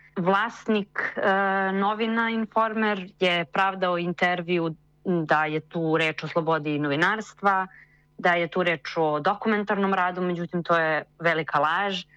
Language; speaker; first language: Serbian; native; Serbian